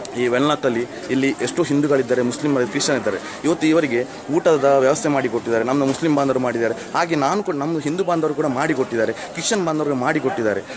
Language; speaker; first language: Kannada; non-native, local second language; Tulu